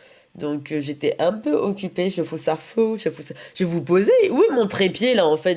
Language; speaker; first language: French; native; French